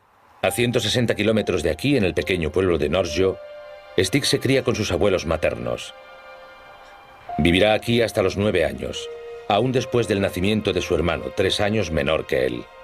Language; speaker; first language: Spanish; native; Spanish